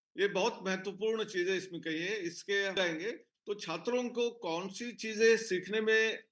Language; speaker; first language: Hindi; non-native, local second language; Marathi